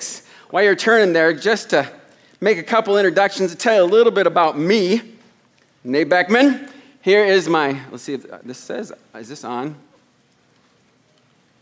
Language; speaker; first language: English; native; English